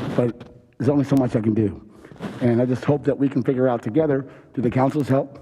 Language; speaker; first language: English; native; English